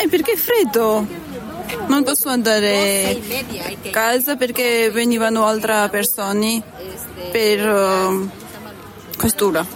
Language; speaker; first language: Italian; non-native, learner; Spanish